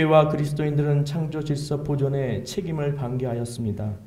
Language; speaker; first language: Korean; native; Korean